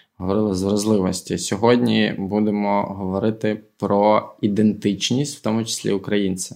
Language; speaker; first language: Ukrainian; non-native, local second language; Russian